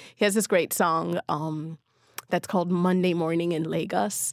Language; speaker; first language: English; non-native, local second language; Yoruba